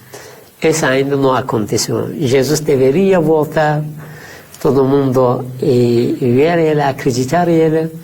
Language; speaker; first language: Portuguese; non-native, fluent; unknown